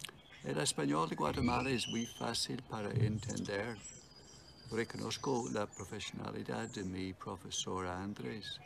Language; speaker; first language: Spanish; non-native, learner; English